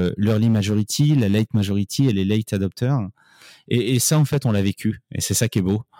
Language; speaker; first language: French; native; French